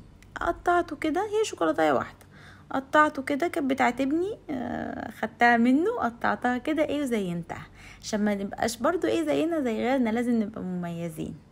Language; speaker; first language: Arabic; native; Arabic